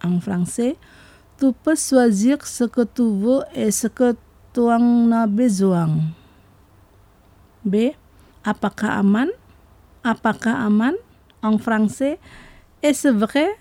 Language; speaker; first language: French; non-native, fluent; Indonesian